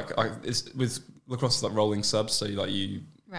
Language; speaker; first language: English; native; English